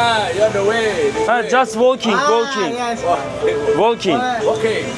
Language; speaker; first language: English; non-native, learner; Turkish